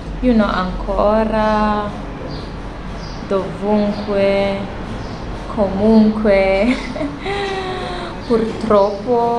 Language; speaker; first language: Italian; non-native, learner; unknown